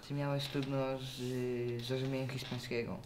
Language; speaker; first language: Polish; early bilingual, heritage; Polish